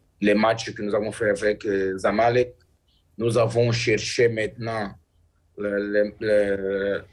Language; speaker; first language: French; non-native, learner; Portuguese